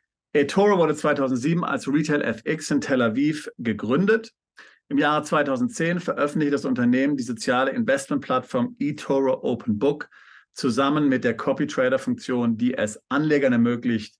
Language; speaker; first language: German; native; German